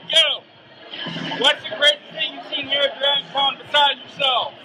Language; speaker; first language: English; native; English